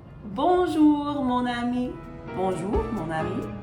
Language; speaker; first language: French; non-native, fluent; English